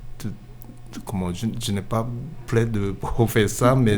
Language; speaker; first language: French; non-native, learner; Japanese